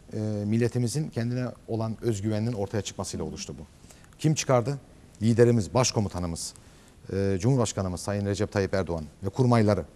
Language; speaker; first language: Turkish; native; Turkish